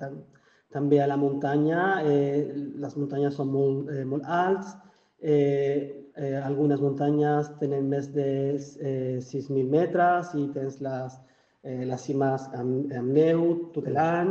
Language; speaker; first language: Catalan; non-native, fluent; Spanish